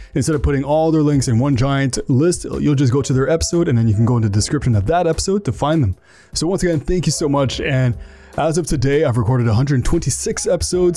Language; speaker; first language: English; early bilingual, other home language; French